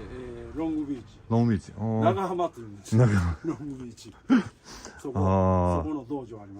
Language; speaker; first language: Japanese; non-native, learner; English